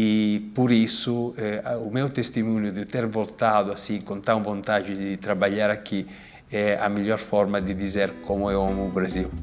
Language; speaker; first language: Portuguese; non-native, fluent; Italian